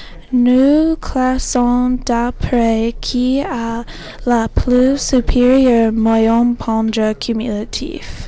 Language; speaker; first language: French; non-native, learner; English